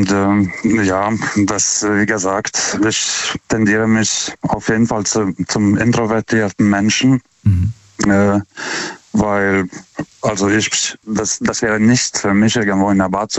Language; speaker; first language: German; native; German